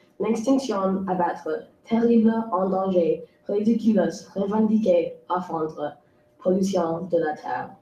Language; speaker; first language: French; non-native, local second language; English